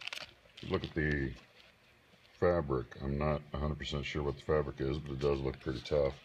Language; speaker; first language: English; native; English